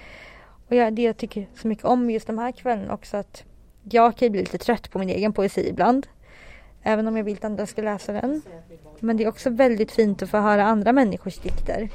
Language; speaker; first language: Swedish; native; Swedish